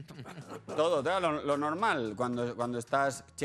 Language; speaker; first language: Spanish; native; Spanish